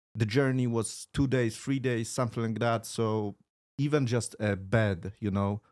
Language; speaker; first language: English; non-native, fluent; Polish